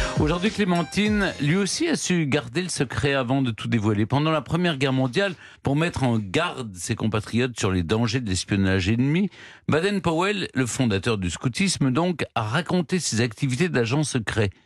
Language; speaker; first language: French; native; French